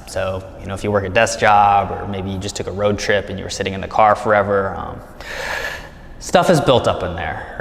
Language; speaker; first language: English; native; English